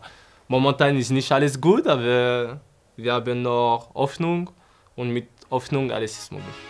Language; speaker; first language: German; non-native, fluent; French